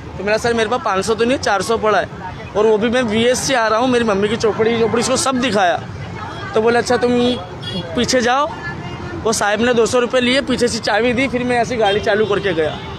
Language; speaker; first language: Hindi; non-native, local second language; Gujarati